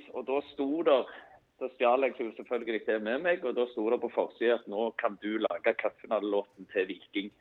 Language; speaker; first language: Norwegian; native; Norwegian